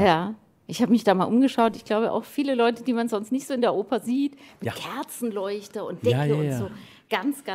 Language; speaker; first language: German; native; German